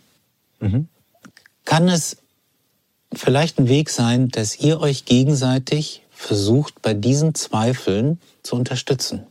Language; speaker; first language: German; native; German